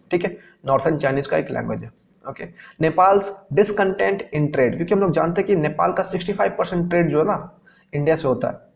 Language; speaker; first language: Hindi; native; Hindi